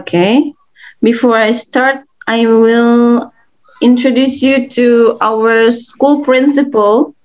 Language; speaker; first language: English; non-native, fluent; Indonesian